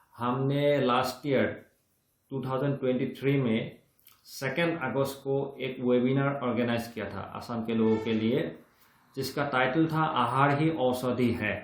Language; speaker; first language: Hindi; non-native, local second language; Assamese